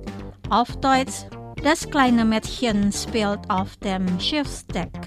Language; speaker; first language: German; non-native, fluent; Indonesian